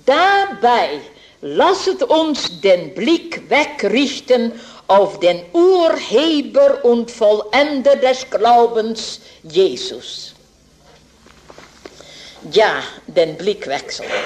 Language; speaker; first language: German; non-native, fluent; Dutch